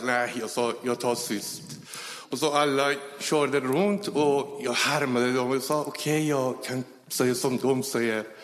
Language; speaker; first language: Swedish; non-native, fluent; Persian